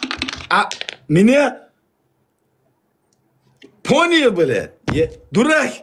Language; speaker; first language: Russian; non-native, learner; Uzbek